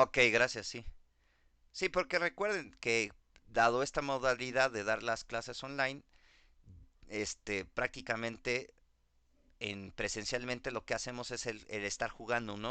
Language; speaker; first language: Spanish; native; Spanish